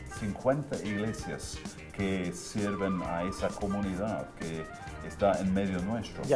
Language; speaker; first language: Spanish; non-native, fluent; English